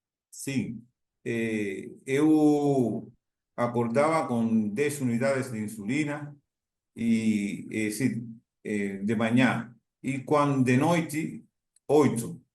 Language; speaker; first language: Portuguese; non-native, learner; Spanish